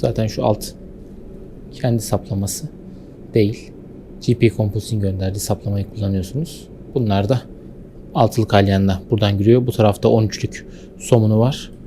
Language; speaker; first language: Turkish; native; Turkish